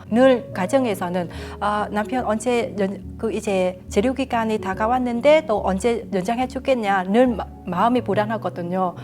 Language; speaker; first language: Korean; non-native, fluent; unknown